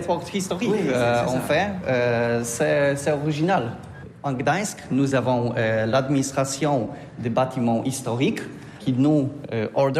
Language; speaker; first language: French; non-native, learner; Polish